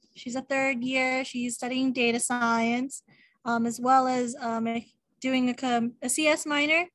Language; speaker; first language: English; native; English